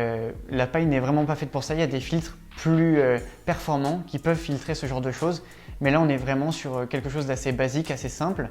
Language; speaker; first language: French; native; French